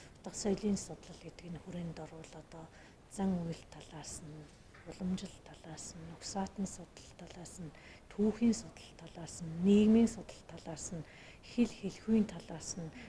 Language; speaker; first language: Mongolian; non-native, local second language; Kazakh